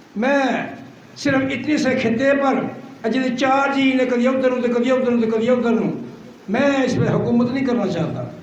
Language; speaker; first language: Urdu; non-native, local second language; Punjabi